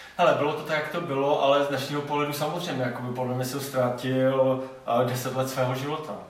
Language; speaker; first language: Czech; non-native, local second language; Polish